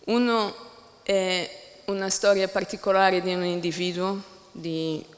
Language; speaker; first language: Italian; non-native, learner; English